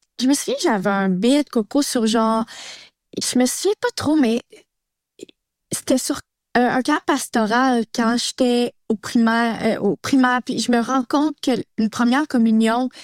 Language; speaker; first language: French; native; French